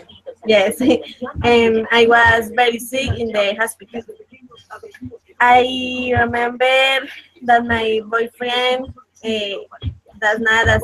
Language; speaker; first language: English; non-native, learner; Spanish